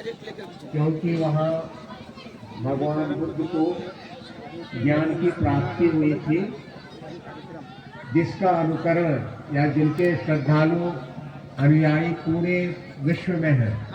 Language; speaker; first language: Hindi; native; Hindi